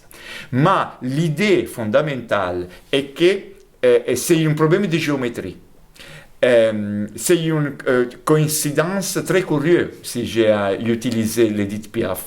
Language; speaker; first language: French; non-native, fluent; Italian